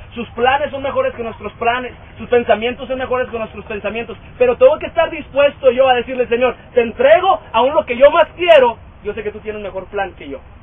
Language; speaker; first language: Spanish; native; Spanish